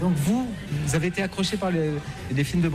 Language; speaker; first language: French; native; French